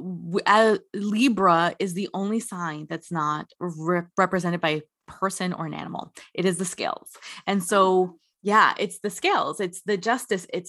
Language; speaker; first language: English; native; English